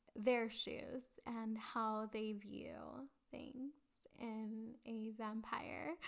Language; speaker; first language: English; early bilingual, other home language; Spanish